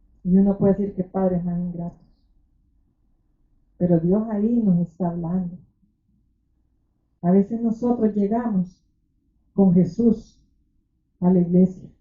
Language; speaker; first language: Spanish; native; Spanish